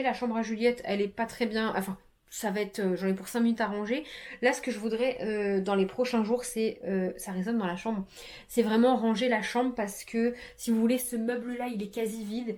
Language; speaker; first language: French; native; French